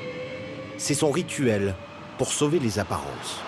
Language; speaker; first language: French; native; French